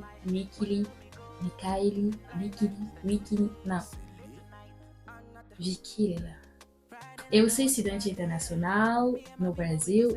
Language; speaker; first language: Portuguese; non-native, fluent; French